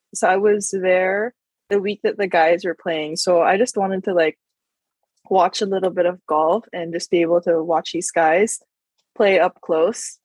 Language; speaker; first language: English; non-native, local second language; Filipino